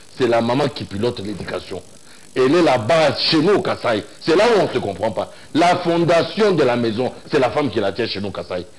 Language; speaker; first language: French; non-native, local second language; Luba-Lulua